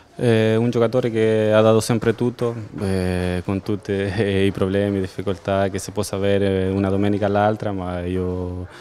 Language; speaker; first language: Italian; non-native, fluent; Spanish